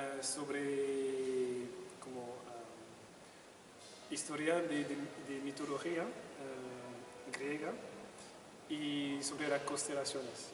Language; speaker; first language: Spanish; non-native, learner; French